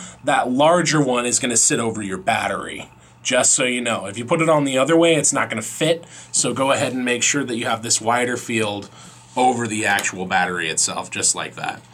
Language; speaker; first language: English; native; English